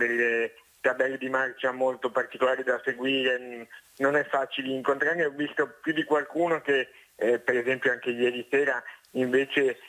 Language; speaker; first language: Italian; native; Italian